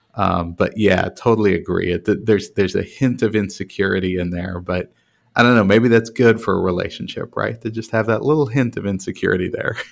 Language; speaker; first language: English; native; English